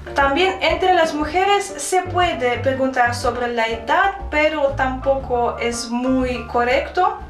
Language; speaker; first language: Spanish; non-native, fluent; Russian